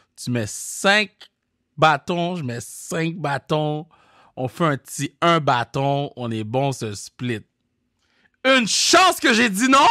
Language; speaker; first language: French; native; French